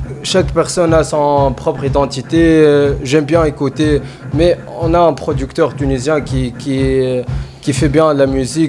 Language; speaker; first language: French; non-native, fluent; Arabic